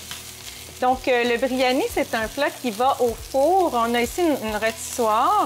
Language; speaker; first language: French; native; French